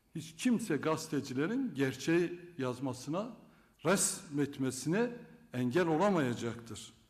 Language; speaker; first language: Turkish; non-native, local second language; Kurdish